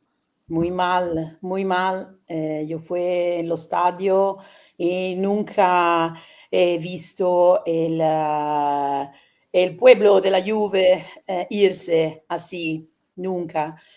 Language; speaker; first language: Spanish; non-native, learner; Italian